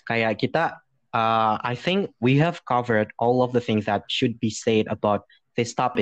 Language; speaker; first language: English; non-native, fluent; Indonesian